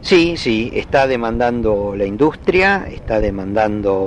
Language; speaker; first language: Spanish; native; Spanish